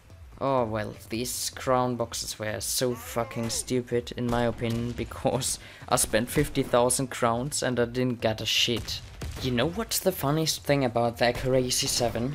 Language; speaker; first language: English; non-native, fluent; Swiss German